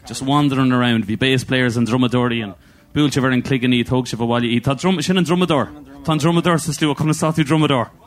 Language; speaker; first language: Irish; non-native, local second language; English